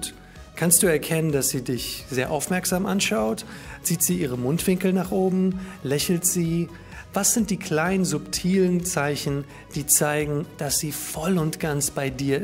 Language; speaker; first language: German; native; German